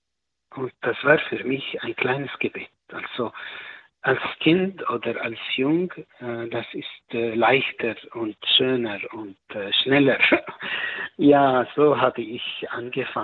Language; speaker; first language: German; non-native, learner; Arabic